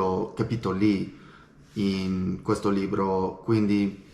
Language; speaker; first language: Italian; non-native, learner; English